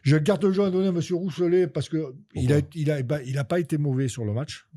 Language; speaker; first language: French; native; French